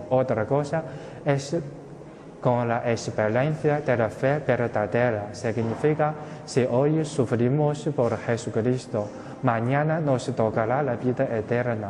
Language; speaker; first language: Spanish; non-native, fluent; Chinese